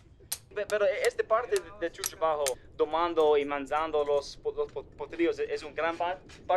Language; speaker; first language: Spanish; non-native, learner; English